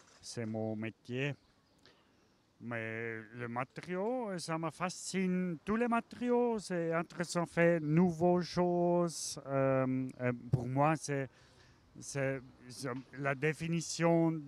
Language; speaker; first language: French; non-native, learner; German